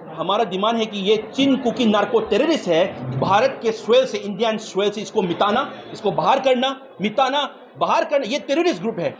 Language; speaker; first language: Hindi; non-native, local second language; Manipuri